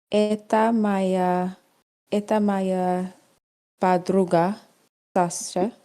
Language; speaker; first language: Russian; non-native, learner; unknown